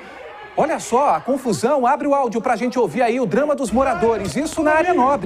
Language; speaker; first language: Portuguese; native; Portuguese